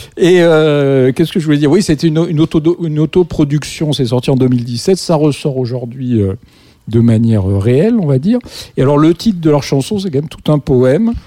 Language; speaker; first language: French; native; French